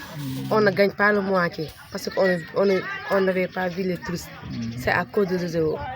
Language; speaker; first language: French; non-native, local second language; Wolof